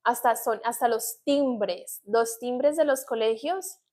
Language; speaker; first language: Spanish; non-native, fluent; English